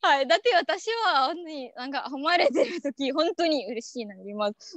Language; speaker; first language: Japanese; non-native, learner; Arabic